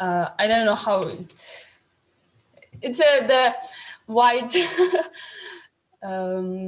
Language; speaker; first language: English; non-native, learner; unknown